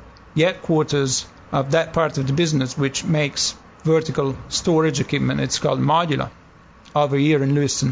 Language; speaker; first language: English; non-native, fluent; Italian